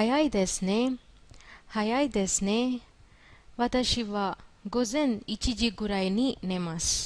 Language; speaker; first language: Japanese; non-native, fluent; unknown